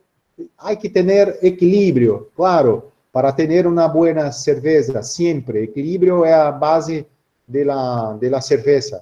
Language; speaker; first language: Spanish; non-native, learner; Portuguese